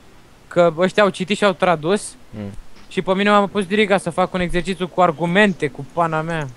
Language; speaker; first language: Romanian; native; Romanian